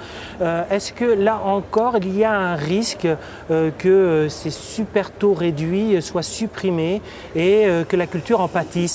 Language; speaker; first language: French; native; French